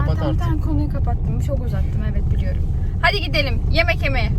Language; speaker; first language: Turkish; early bilingual, heritage; Turkish